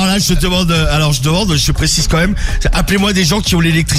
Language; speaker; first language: French; native; French